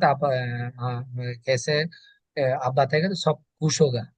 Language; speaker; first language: Hindi; non-native, learner; Bangla